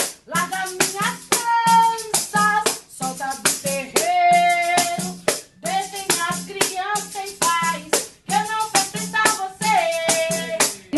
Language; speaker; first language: Portuguese; native; Portuguese